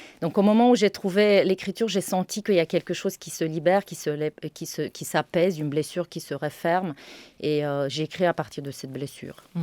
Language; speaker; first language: French; non-native, fluent; Romanian